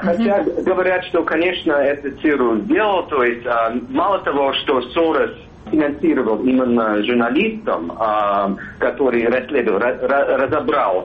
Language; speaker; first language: Russian; non-native, fluent; English